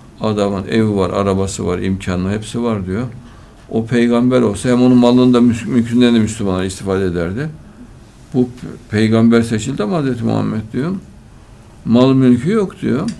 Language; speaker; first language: Turkish; native; Turkish